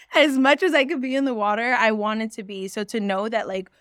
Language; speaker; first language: English; native; English